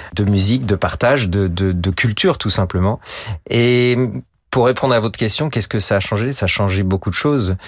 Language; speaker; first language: French; native; French